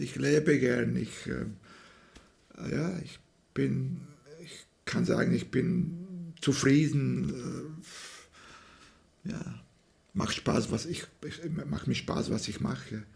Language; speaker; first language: German; non-native, fluent; Slovak